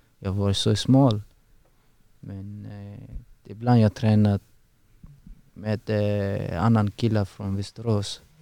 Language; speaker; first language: Swedish; non-native, learner; Persian